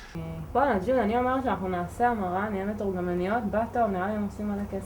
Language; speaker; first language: Hebrew; native; Hebrew